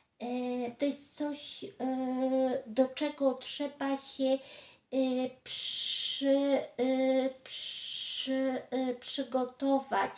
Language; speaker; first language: Polish; native; Polish